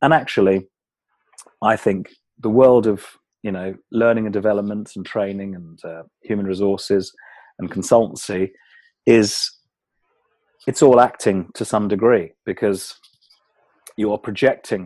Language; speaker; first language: English; native; English